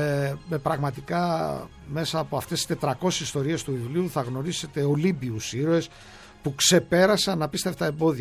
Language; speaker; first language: Greek; native; Greek